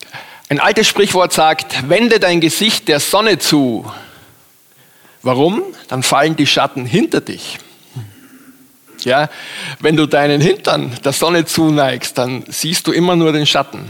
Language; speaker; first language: German; native; German